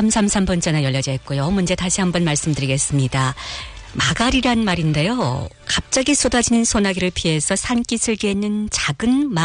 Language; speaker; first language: Korean; early bilingual, heritage; Korean